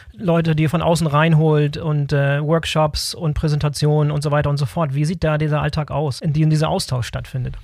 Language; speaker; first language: German; native; German